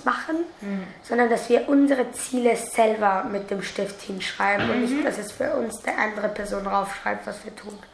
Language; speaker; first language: German; early bilingual, other home language; Turkish